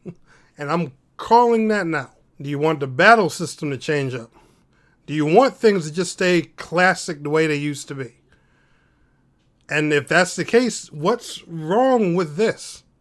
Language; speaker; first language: English; native; English